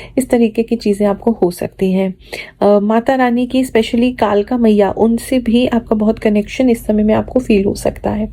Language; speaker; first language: Hindi; native; Hindi